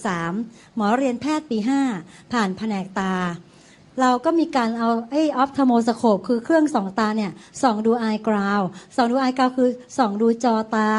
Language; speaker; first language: Thai; native; Thai